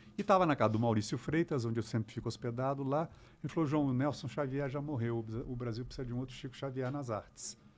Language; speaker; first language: Portuguese; native; Portuguese